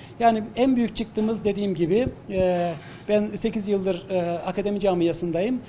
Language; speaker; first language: Turkish; native; Turkish